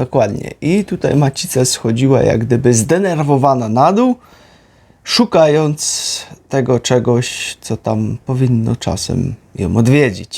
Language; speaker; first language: Polish; native; Polish